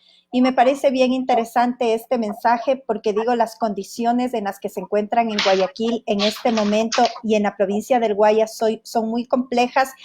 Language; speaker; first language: Spanish; native; Spanish